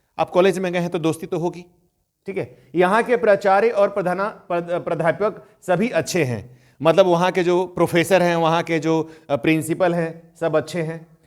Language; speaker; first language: Hindi; native; Hindi